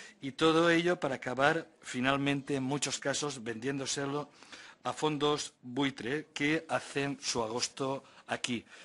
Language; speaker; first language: Spanish; non-native, local second language; Catalan